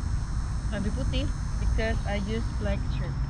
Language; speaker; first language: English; non-native, learner; Indonesian